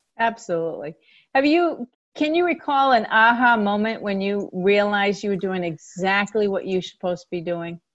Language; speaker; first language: English; native; English